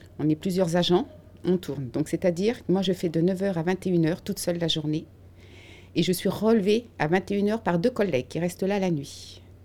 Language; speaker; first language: French; native; French